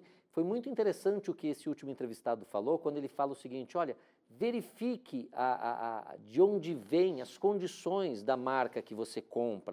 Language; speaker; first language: Portuguese; native; Portuguese